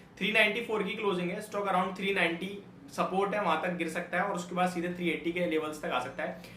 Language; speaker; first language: Hindi; native; Hindi